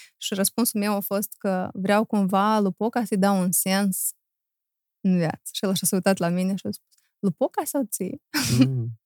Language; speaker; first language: Romanian; native; Romanian